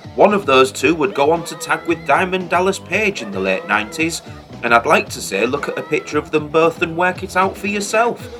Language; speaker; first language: English; native; English